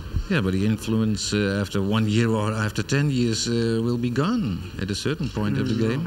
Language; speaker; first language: English; non-native, fluent; Dutch